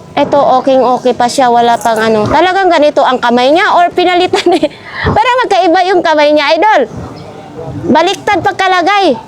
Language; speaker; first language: Filipino; non-native, local second language; Cebuano